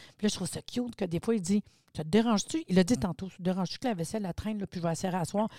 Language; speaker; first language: French; native; French